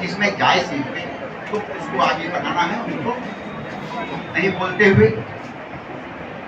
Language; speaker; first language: Hindi; native; Hindi